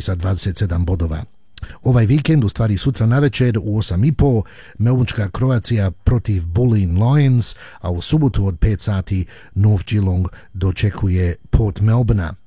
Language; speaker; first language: Croatian; early bilingual, heritage; Croatian